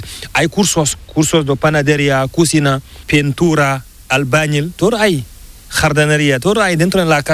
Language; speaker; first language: Spanish; non-native, learner; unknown